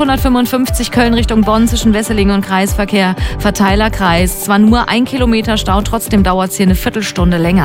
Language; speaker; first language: German; native; German